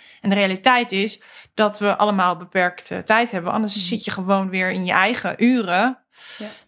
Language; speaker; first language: Dutch; native; Dutch